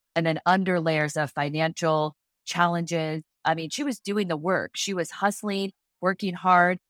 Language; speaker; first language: English; native; English